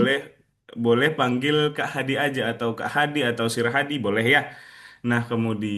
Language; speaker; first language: Indonesian; native; Indonesian